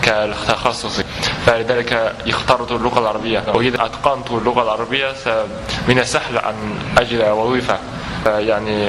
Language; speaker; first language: Arabic; non-native, fluent; Chinese